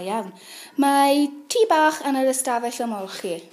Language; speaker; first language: Welsh; non-native, fluent; English